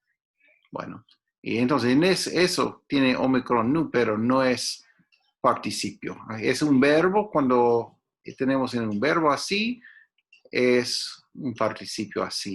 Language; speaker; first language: Spanish; non-native, fluent; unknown